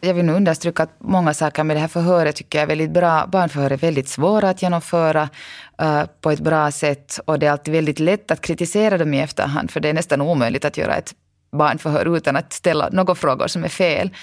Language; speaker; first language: Swedish; native; Swedish